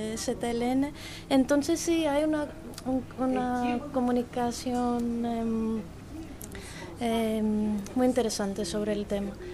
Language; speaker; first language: Spanish; non-native, fluent; Greek